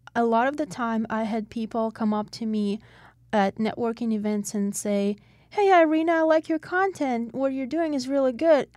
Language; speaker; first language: English; non-native, fluent; Russian